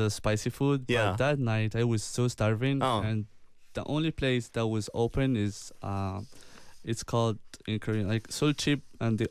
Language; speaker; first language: English; non-native, learner; Arabic